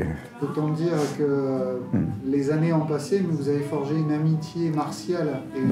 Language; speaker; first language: French; native; French